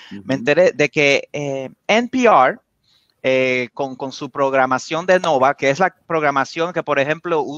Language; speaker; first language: Spanish; early bilingual, heritage; Spanish